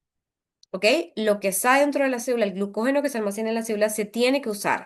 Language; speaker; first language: Spanish; native; Spanish